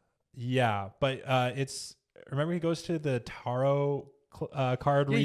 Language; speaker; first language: English; native; English